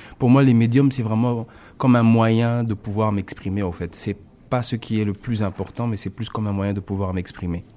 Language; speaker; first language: French; non-native, local second language; Lingala